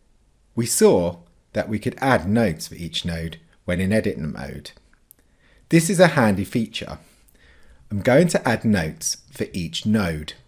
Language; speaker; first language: English; native; English